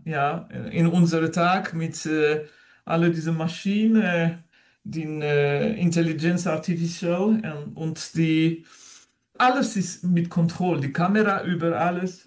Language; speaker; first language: German; non-native, fluent; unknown